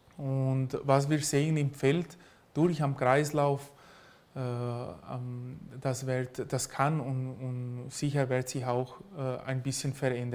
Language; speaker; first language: German; early bilingual, heritage; German